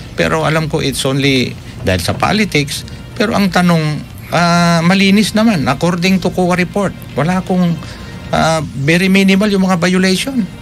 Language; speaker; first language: Filipino; non-native, local second language; Pangasinan